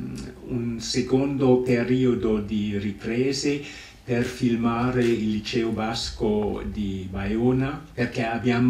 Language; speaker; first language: Italian; non-native, fluent; English